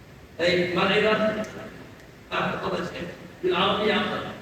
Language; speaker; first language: Arabic; non-native, learner; Indonesian